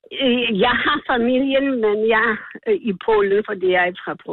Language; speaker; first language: Danish; non-native, learner; Polish